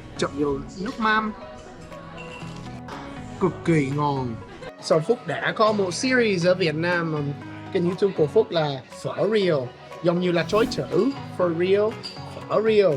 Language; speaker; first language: Vietnamese; non-native, learner; English